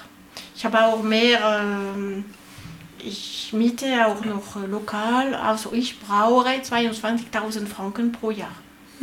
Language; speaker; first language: German; non-native, learner; French